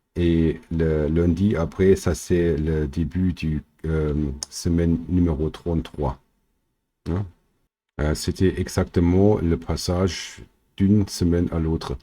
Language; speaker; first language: French; non-native, fluent; German